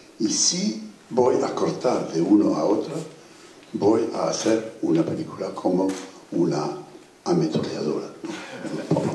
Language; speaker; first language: Spanish; non-native, fluent; French